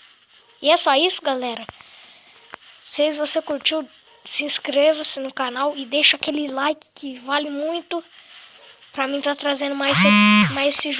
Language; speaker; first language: Portuguese; native; Portuguese